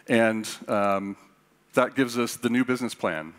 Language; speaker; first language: English; native; English